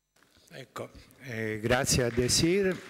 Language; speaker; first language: Italian; native; Italian